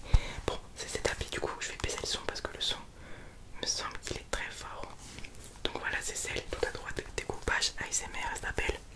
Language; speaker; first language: French; native; French